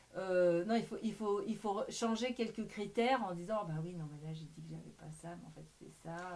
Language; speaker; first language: French; native; French